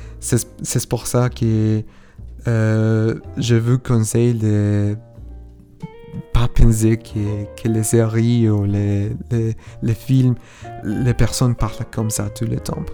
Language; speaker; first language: French; non-native, learner; Spanish